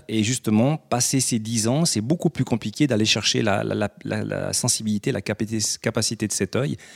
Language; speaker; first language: French; native; French